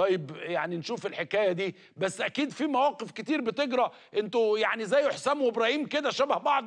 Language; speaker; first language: Arabic; native; Arabic